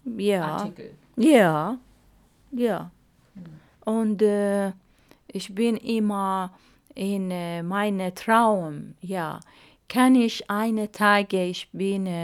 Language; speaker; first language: German; non-native, learner; Arabic